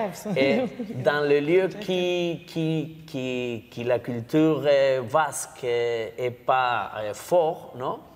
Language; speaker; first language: French; non-native, learner; Basque